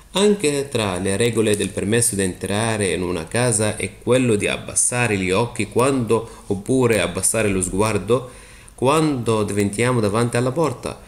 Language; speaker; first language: Italian; non-native, fluent; Arabic